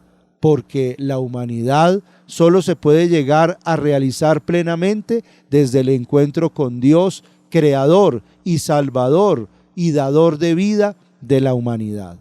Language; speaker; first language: Spanish; native; Spanish